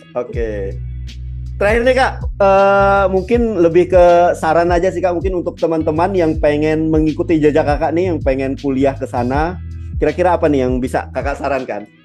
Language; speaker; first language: Indonesian; native; Indonesian